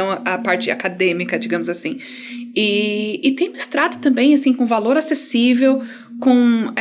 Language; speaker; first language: Portuguese; native; Portuguese